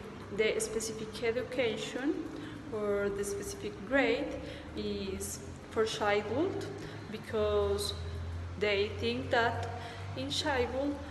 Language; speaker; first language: English; non-native, learner; Spanish